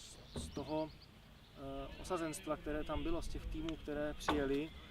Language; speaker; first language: Czech; native; Czech